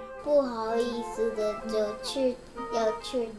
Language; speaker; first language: Chinese; non-native, learner; Korean